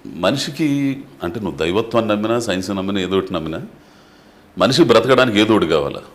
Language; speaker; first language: Telugu; native; Telugu